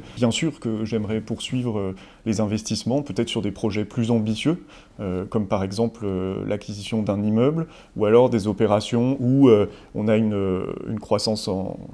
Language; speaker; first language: French; native; French